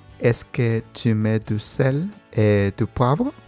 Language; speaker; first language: French; non-native, learner; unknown